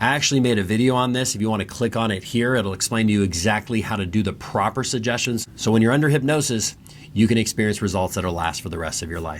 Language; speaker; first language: English; native; English